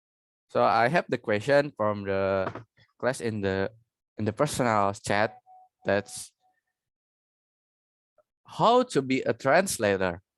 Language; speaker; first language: English; non-native, learner; Indonesian